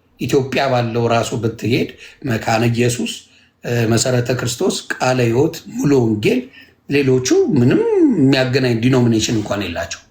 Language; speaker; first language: Amharic; native; Amharic